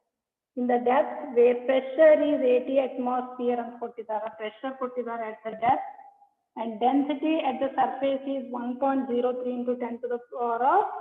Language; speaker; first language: English; non-native, local second language; Kannada